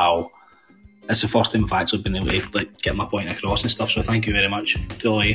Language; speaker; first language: English; native; English